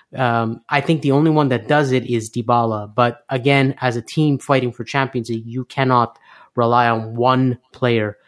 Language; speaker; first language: English; native; English